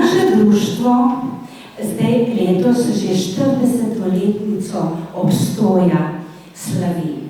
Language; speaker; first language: Slovenian; native; Slovenian